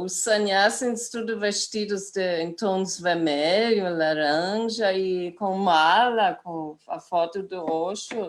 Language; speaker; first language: Portuguese; non-native, fluent; German